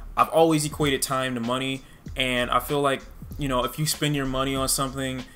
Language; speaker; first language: English; native; English